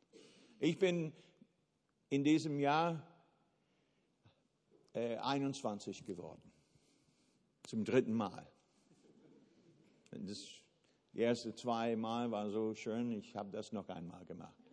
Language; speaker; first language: German; non-native, fluent; English